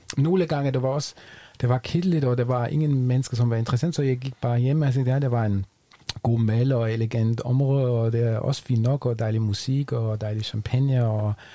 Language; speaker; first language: Danish; non-native, fluent; German